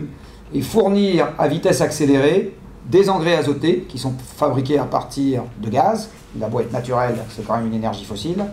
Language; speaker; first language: French; native; French